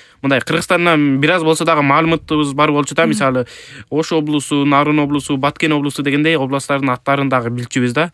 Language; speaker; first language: Kyrgyz; early bilingual, heritage; Kyrgyz